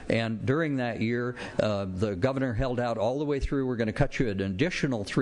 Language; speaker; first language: English; native; English